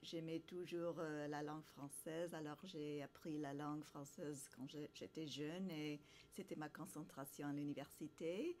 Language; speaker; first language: French; non-native, fluent; English